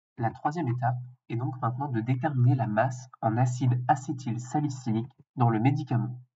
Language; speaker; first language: French; native; French